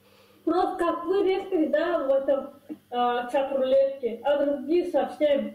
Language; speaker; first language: Russian; non-native, fluent; Lezghian